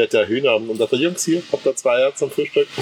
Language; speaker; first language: German; native; German